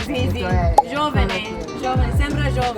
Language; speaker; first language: Italian; non-native, learner; English